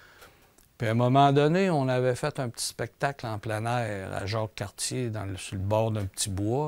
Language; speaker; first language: French; native; French